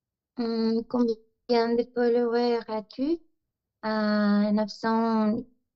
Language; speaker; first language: French; non-native, learner; Spanish